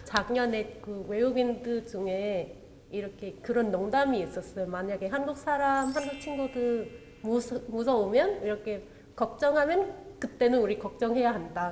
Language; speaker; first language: Korean; non-native, local second language; Vietnamese